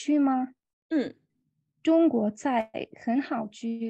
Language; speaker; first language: Chinese; non-native, learner; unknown